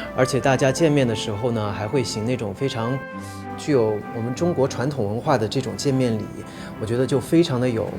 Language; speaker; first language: Chinese; native; Chinese